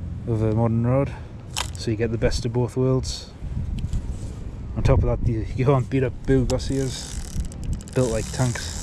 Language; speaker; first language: English; native; English